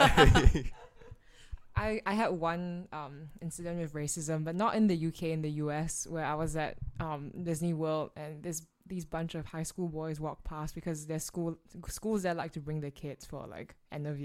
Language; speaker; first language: English; native; English